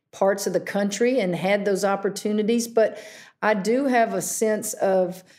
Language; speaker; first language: English; native; English